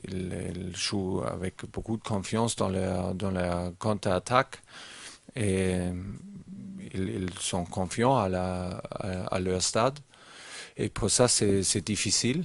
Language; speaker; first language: French; non-native, learner; German